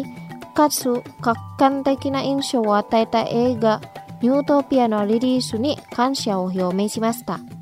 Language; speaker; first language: Japanese; non-native, fluent; Indonesian